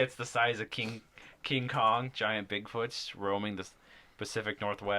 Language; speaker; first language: English; native; English